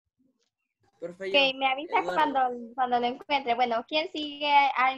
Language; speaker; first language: Spanish; native; Spanish